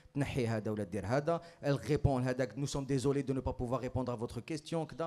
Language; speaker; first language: French; non-native, local second language; Arabic